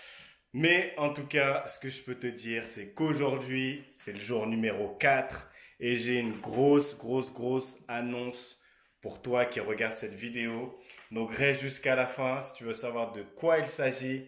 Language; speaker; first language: French; native; French